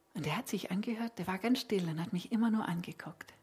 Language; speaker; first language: German; native; German